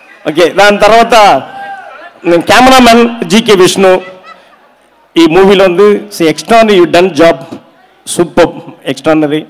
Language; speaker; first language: Telugu; non-native, learner; Tamil